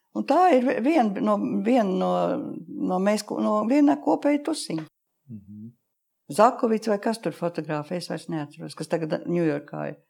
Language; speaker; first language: Latvian; native; Latvian